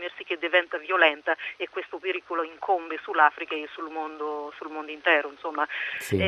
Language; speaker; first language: Italian; non-native, fluent; Portuguese